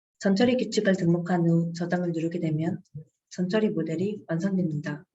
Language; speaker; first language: Korean; native; Korean